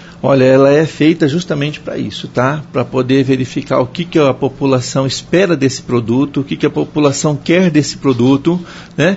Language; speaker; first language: Portuguese; native; Portuguese